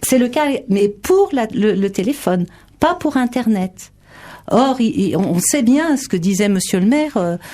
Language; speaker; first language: French; native; French